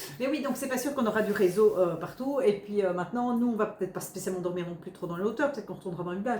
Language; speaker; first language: French; native; French